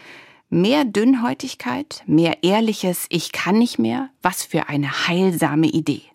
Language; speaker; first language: German; native; German